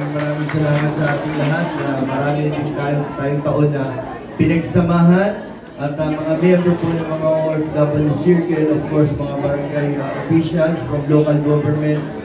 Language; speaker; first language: Filipino; native; Filipino